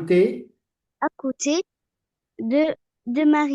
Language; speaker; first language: French; non-native, learner; Arabic